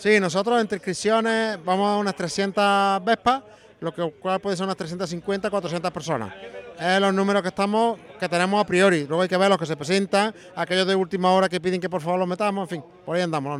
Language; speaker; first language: Spanish; native; Spanish